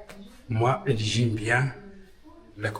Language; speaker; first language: French; non-native, learner; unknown